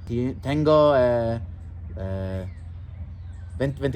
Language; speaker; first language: Spanish; non-native, learner; English